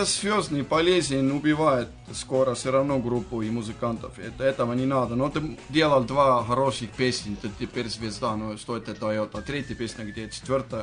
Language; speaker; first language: Russian; non-native, fluent; Estonian